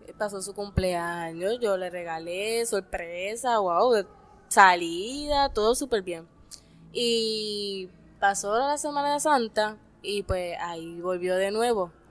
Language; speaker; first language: Spanish; native; Spanish